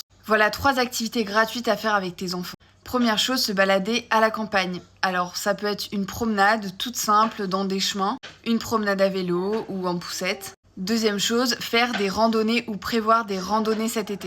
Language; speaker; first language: French; native; French